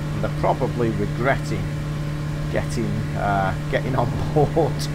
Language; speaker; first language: English; native; English